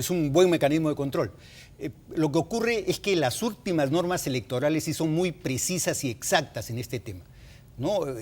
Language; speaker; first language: Spanish; native; Spanish